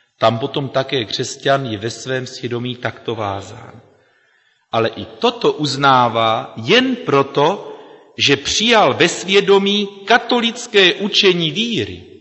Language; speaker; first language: Czech; native; Czech